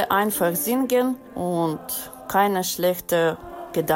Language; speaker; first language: German; non-native, learner; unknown